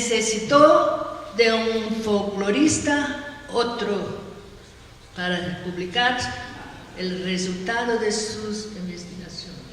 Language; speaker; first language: Spanish; non-native, learner; Portuguese